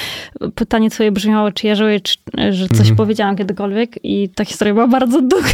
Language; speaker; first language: Polish; native; Polish